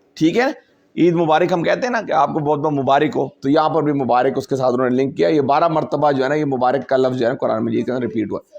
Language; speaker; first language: Urdu; non-native, local second language; Punjabi